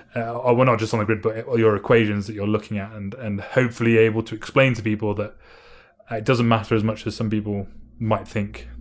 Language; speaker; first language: English; native; English